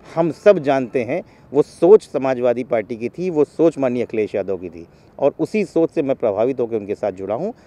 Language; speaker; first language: Hindi; native; Hindi